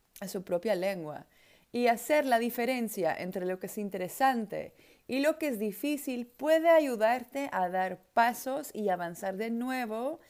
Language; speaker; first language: Spanish; non-native, fluent; Dutch